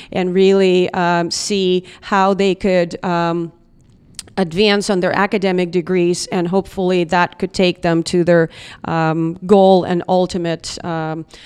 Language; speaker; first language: English; non-native, fluent; Russian